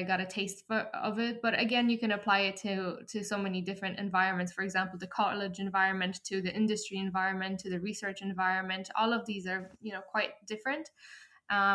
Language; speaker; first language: English; early bilingual, other home language; Polish